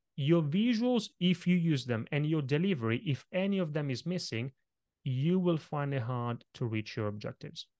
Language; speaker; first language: English; non-native, fluent; Italian